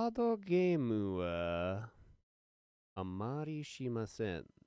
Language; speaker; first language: Japanese; non-native, learner; English